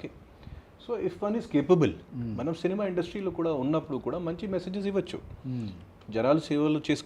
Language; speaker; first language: Telugu; non-native, fluent; Hindi